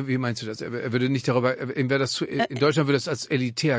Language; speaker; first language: German; native; German